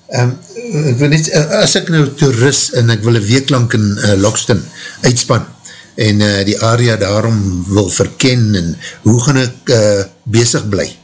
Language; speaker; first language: Afrikaans; native; Afrikaans